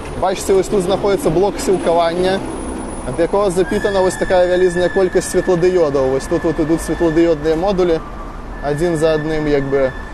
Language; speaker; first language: Belarusian; non-native, local second language; Russian